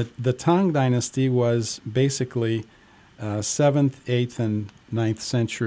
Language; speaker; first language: English; native; English